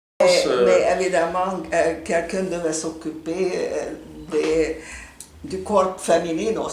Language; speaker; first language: French; non-native, fluent; Hungarian